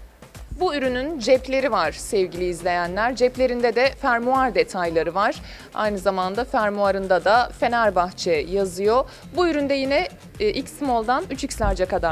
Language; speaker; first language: Turkish; native; Turkish